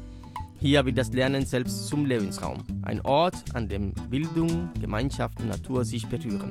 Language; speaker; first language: German; native; German